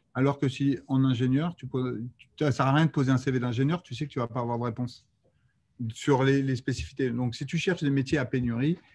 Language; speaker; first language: French; native; French